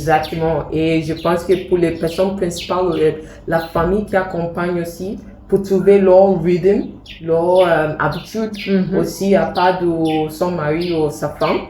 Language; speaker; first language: French; non-native, fluent; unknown